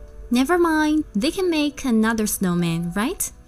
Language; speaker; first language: English; non-native, fluent; Chinese